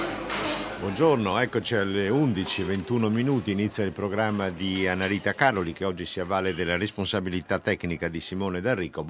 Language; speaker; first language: Italian; native; Italian